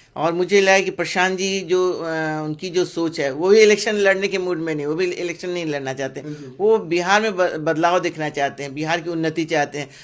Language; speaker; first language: Hindi; non-native, local second language; Bangla